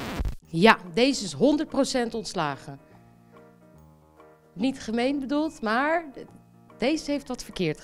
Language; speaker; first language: Dutch; native; Dutch